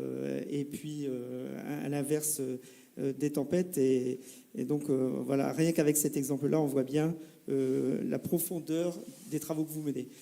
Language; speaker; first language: French; native; French